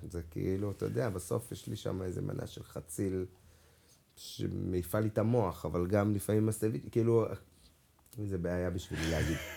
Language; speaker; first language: Hebrew; non-native, local second language; Arabic